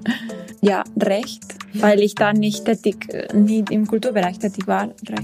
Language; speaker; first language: German; non-native, fluent; Spanish